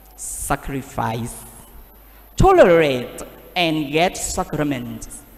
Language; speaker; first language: English; non-native, learner; Vietnamese